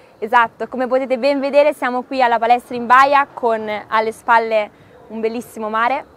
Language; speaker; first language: Italian; native; Italian